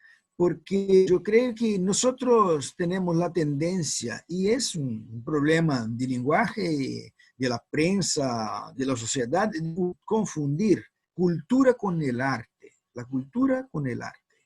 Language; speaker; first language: Spanish; non-native, fluent; Portuguese